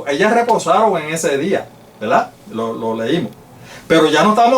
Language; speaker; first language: Spanish; native; Spanish